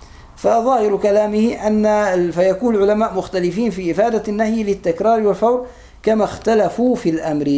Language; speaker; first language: Arabic; native; Arabic